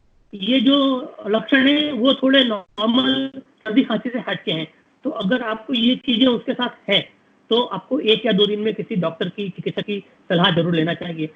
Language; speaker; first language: Hindi; native; Hindi